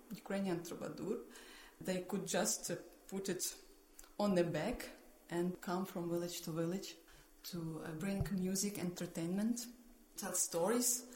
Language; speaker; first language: English; non-native, fluent; Ukrainian